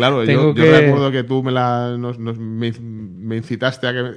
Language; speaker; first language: Spanish; native; Spanish